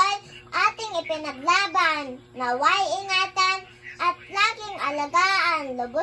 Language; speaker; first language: Filipino; native; Filipino